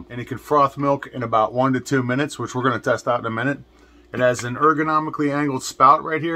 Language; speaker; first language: English; native; English